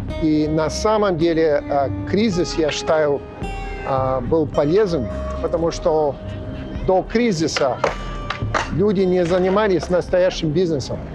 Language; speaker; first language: Russian; non-native, fluent; English